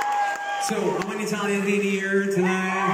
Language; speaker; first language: English; non-native, learner; Italian